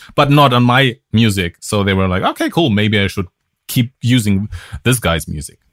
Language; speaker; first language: English; non-native, fluent; German